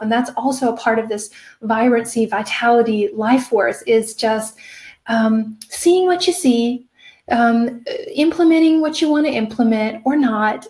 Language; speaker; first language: English; native; English